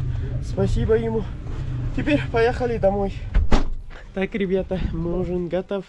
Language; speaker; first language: Russian; non-native, learner; Persian